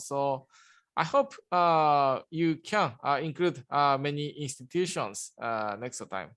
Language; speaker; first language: English; non-native, learner; Japanese